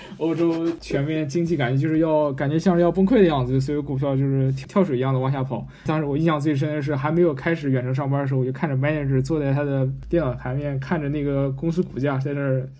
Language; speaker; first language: Chinese; native; Chinese